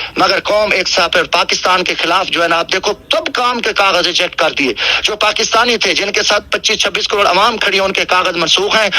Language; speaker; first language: Urdu; non-native, local second language; Saraiki